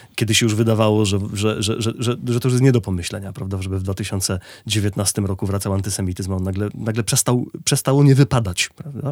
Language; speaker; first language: Polish; native; Polish